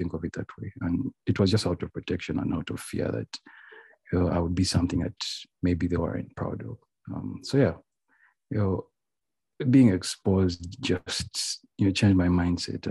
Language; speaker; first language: English; non-native, local second language; Ganda